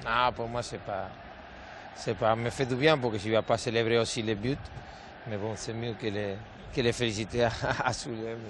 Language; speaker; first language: French; non-native, learner; Spanish